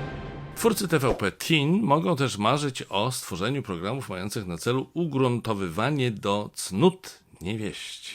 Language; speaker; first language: Polish; native; Polish